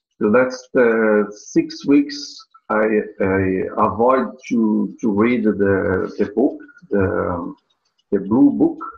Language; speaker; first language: English; non-native, learner; Portuguese